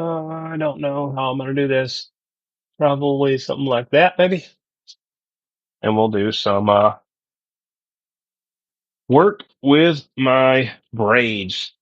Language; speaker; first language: English; native; English